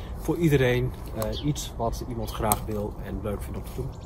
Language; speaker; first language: Dutch; native; Dutch